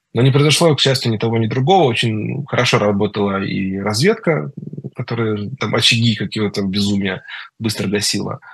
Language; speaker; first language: Russian; early bilingual, heritage; Russian